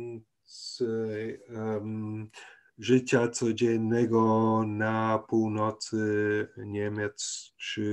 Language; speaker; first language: Polish; non-native, fluent; German